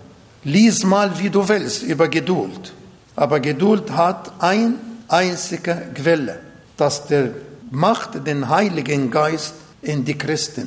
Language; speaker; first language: German; non-native, fluent; Arabic